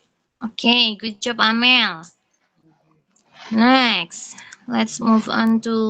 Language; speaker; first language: English; non-native, fluent; Indonesian